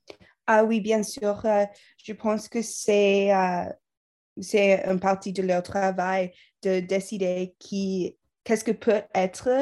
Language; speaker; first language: French; non-native, learner; English